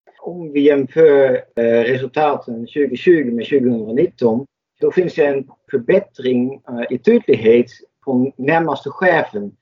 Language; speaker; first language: Swedish; non-native, fluent; Dutch